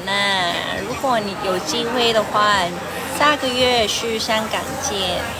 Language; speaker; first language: Chinese; early bilingual, other home language; Cantonese